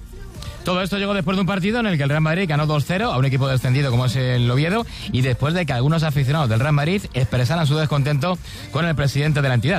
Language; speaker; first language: Spanish; native; Spanish